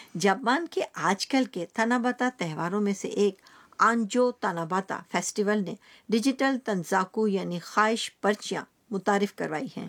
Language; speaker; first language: Urdu; native; Urdu